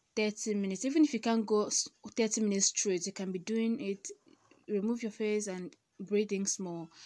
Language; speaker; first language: English; non-native, local second language; Igbo